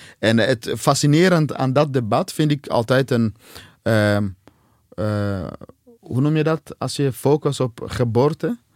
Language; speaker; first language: Dutch; non-native, fluent; Swahili